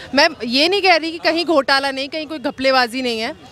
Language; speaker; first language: Hindi; native; Hindi